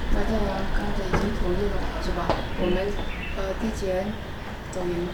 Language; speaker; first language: Chinese; non-native, fluent; Indonesian